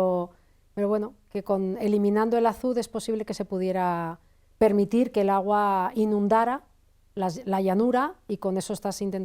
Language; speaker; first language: Spanish; native; Spanish